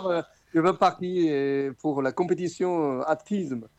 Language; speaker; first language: French; non-native, fluent; Chinese